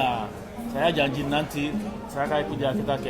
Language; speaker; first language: Indonesian; non-native, fluent; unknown